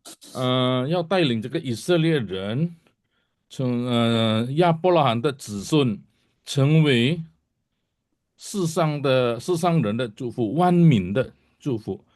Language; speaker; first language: Chinese; non-native, fluent; Indonesian